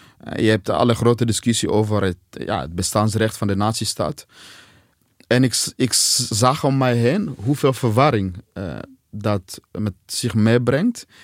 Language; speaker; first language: Dutch; non-native, fluent; Swahili